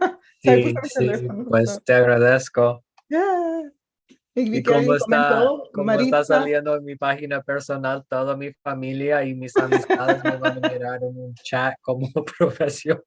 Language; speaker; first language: Spanish; non-native, fluent; English